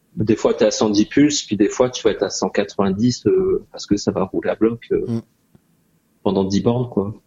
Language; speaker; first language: French; native; French